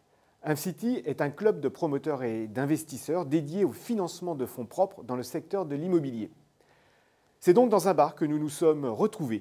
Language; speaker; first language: French; native; French